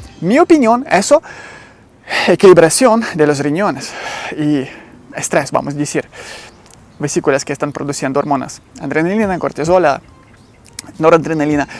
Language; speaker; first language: Spanish; non-native, learner; Ukrainian